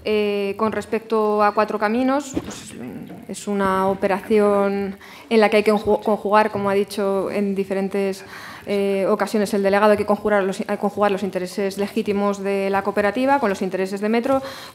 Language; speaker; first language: Spanish; native; Spanish